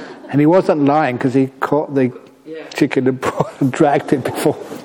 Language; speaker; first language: English; native; English